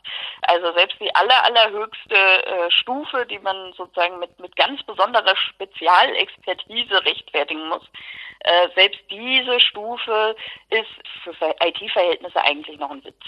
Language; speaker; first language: German; native; German